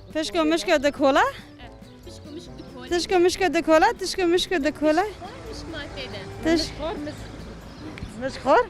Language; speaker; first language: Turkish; non-native, local second language; Kurdish